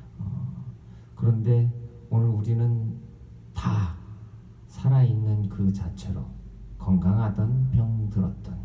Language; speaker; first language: Korean; native; Korean